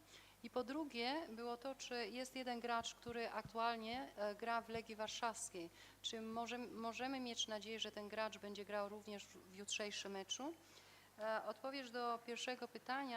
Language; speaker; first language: Polish; non-native, fluent; Albanian